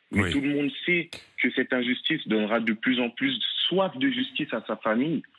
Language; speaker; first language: French; native; French